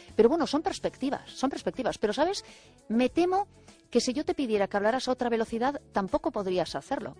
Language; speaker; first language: Spanish; native; Spanish